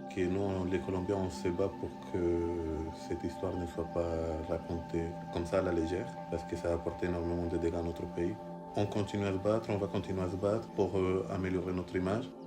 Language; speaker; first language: French; non-native, fluent; Spanish